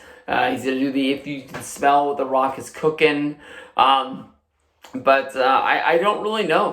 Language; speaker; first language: English; native; English